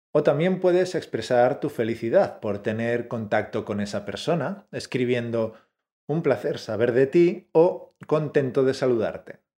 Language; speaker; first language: Spanish; native; Spanish